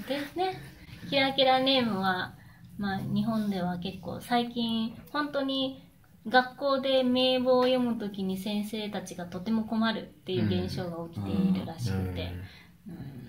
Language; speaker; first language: Japanese; native; Japanese